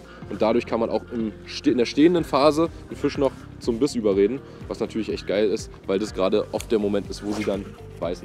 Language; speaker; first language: German; native; German